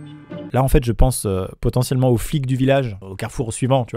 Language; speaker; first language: French; native; French